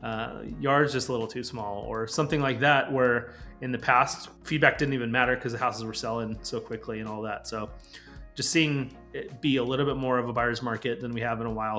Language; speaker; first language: English; native; English